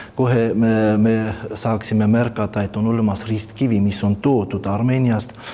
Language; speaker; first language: Estonian; non-native, fluent; Armenian